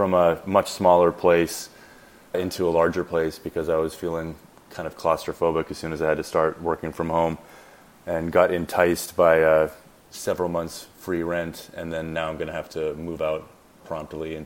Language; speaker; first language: English; native; English